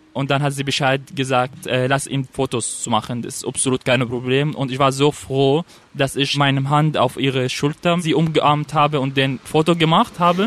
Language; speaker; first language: German; non-native, fluent; Arabic